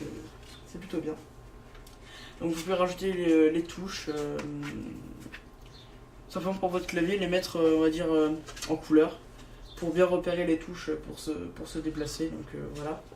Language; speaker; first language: French; native; French